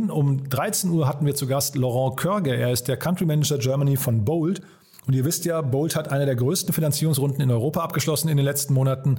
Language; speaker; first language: German; native; German